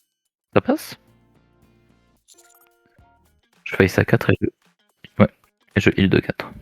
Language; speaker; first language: French; native; French